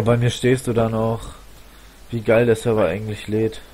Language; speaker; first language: German; native; German